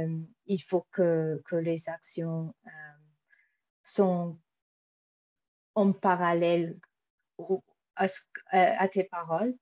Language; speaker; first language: French; non-native, fluent; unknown